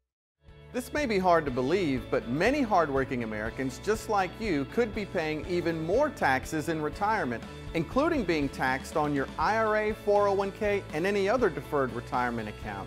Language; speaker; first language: English; native; English